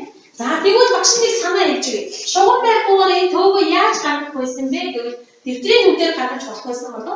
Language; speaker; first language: Mongolian; native; Mongolian